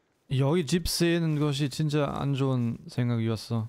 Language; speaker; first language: Korean; non-native, learner; German